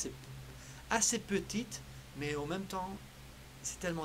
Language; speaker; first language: French; early bilingual, heritage; French